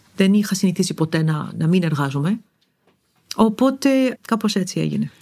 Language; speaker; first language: Greek; non-native, fluent; Arabic